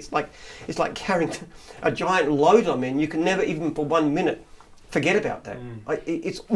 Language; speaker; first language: English; native; English